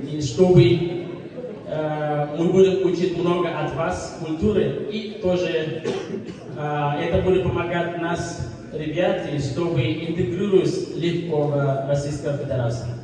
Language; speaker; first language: Russian; non-native, learner; Wolof